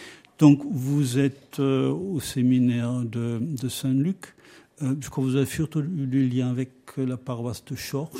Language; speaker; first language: French; non-native, fluent; German